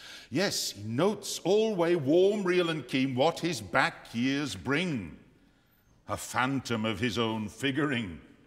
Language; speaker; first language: English; native; English